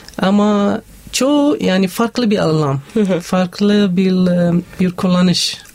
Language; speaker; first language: Turkish; non-native, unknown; Arabic